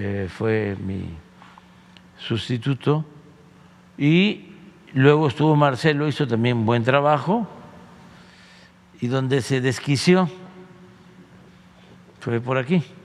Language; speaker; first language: Spanish; native; Spanish